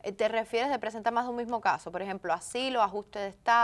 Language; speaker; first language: Spanish; native; Spanish